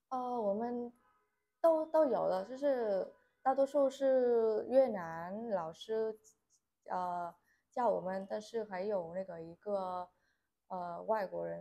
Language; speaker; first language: Chinese; non-native, learner; Vietnamese